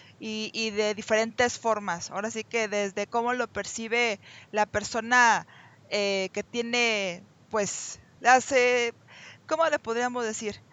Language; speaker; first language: Spanish; native; Spanish